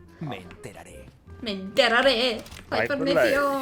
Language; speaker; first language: Spanish; non-native, learner; Turkish